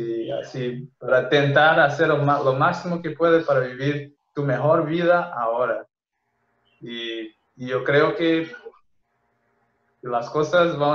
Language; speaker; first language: Spanish; non-native, fluent; Portuguese